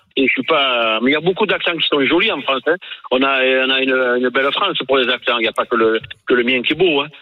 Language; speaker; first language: French; native; French